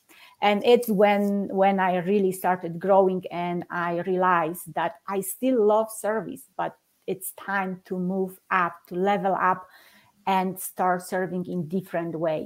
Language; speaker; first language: English; non-native, fluent; Polish